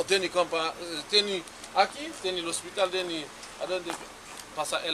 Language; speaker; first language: Spanish; non-native, learner; Haitian Creole